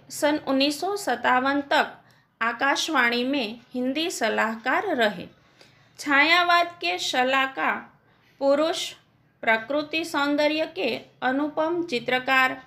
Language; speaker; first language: Hindi; non-native, local second language; Gujarati